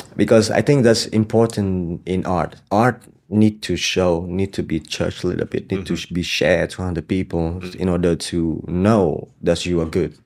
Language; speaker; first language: English; non-native, fluent; Vietnamese